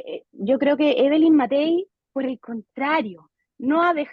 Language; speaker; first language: Spanish; native; Spanish